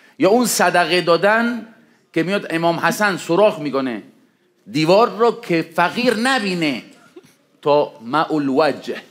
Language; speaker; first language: Persian; non-native, fluent; Spanish